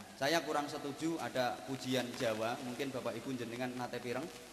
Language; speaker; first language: Malay; non-native, local second language; Javanese